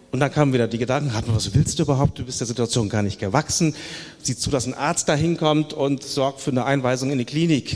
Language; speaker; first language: German; native; German